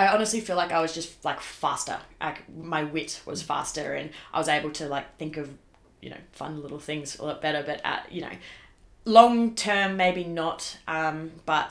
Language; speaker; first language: English; native; English